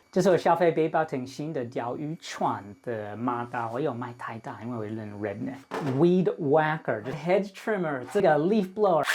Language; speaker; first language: Chinese; non-native, fluent; English